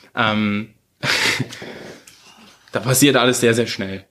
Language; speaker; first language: German; early bilingual, heritage; German